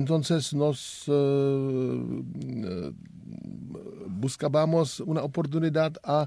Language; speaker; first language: Spanish; non-native, learner; Czech